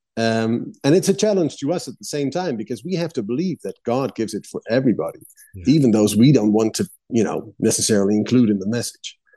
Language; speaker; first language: English; non-native, fluent; Dutch